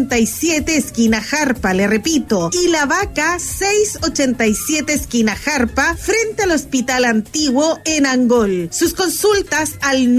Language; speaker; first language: Spanish; native; Spanish